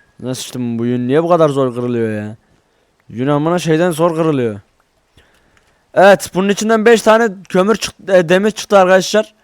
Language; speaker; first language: Turkish; native; Turkish